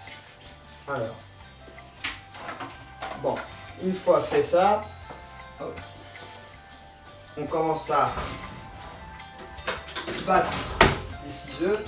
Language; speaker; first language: French; non-native, learner; Spanish